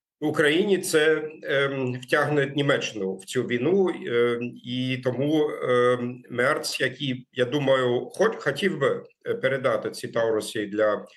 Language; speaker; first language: Ukrainian; non-native, fluent; German